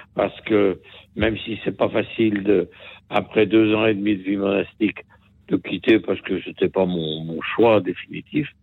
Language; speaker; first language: French; native; French